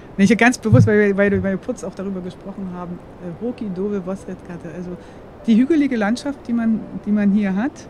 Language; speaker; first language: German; non-native, local second language; Upper Sorbian